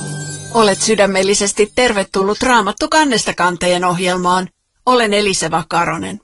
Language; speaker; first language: Finnish; native; Finnish